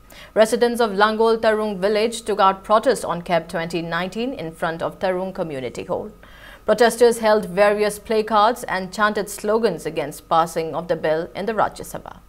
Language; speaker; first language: English; non-native, local second language; Manipuri